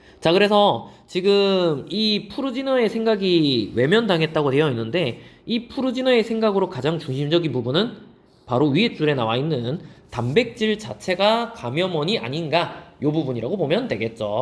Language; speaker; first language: Korean; native; Korean